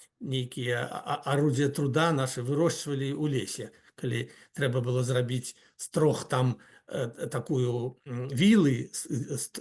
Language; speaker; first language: Belarusian; non-native, local second language; Russian